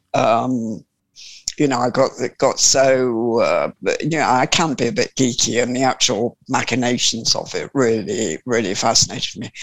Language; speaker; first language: English; native; English